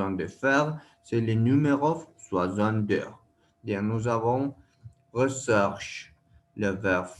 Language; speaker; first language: French; non-native, learner; Spanish